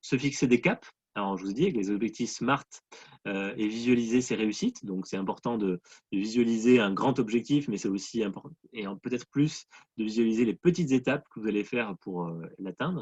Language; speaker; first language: French; native; French